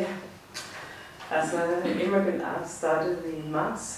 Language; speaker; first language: Danish; non-native, fluent; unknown